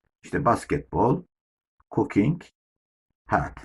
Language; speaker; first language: English; non-native, fluent; Turkish